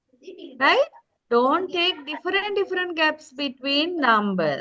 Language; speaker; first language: English; non-native, local second language; Sinhala